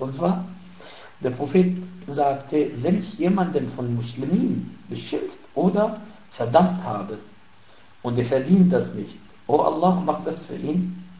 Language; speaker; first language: German; non-native, fluent; Arabic